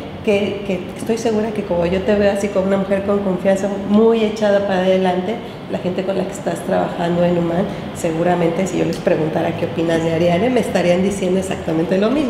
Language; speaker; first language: Spanish; native; Spanish